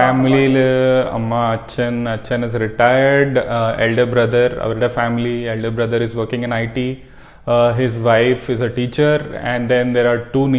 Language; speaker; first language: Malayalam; early bilingual, heritage; Malayalam